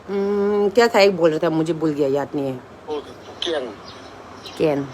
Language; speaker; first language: Hindi; non-native, local second language; Manipuri